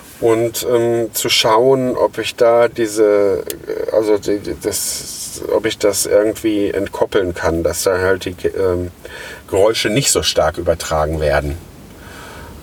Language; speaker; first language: German; native; German